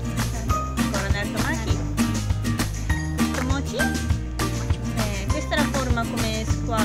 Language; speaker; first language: Italian; non-native, learner; Japanese